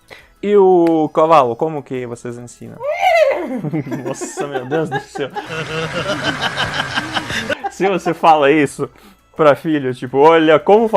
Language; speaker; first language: Portuguese; non-native, fluent; Russian